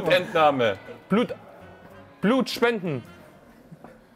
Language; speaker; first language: German; native; German